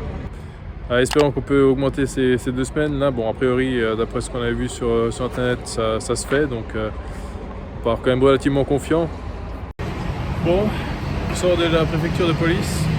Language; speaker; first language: French; native; French